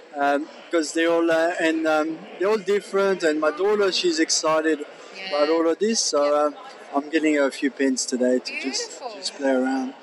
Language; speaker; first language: English; non-native, fluent; French